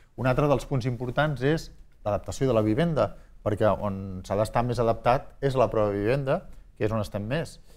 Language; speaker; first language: Catalan; native; Catalan